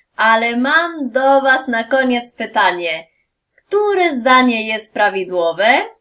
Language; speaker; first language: Polish; non-native, fluent; Spanish